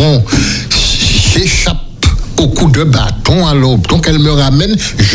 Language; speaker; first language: French; native; French